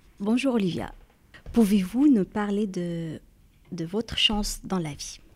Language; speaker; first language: French; non-native, learner; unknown